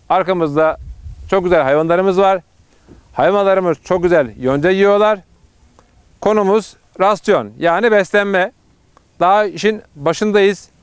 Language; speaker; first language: Turkish; native; Turkish